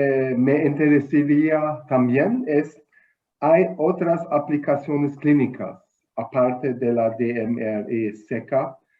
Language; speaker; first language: Spanish; non-native, fluent; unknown